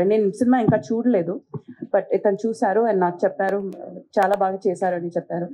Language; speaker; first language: Telugu; non-native, fluent; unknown